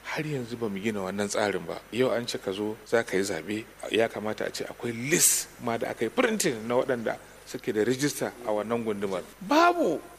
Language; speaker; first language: Hausa; native; Hausa